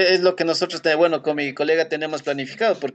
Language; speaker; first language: Spanish; native; Spanish